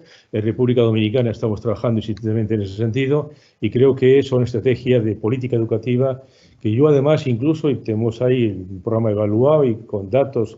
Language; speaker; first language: Spanish; native; Spanish